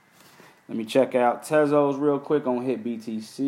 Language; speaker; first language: English; native; English